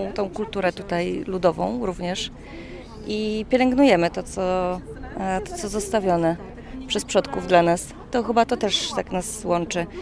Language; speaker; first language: Polish; native; Polish